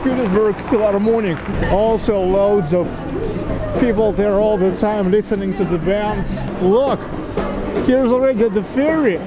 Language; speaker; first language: English; non-native, learner; Russian